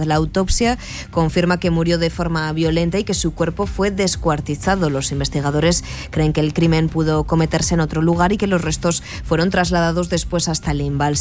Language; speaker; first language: Spanish; native; Spanish